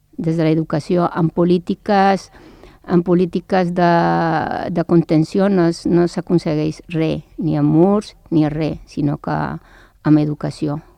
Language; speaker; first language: Catalan; early bilingual, other home language; Arabic